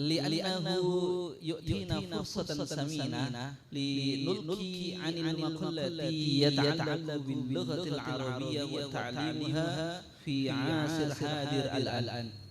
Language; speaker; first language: Arabic; non-native, fluent; Indonesian